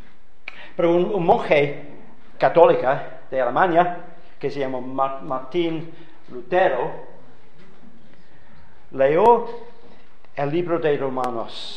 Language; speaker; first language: Spanish; non-native, fluent; English